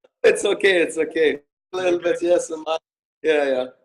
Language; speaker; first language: English; non-native, fluent; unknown